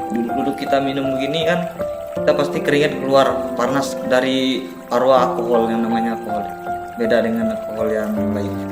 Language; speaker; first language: Indonesian; non-native, local second language; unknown